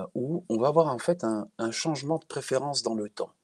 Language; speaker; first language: French; native; French